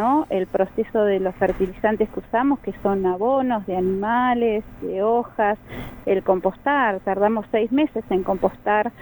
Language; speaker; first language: Spanish; native; Spanish